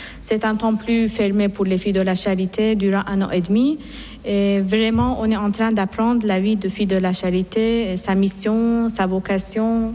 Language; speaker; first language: French; non-native, fluent; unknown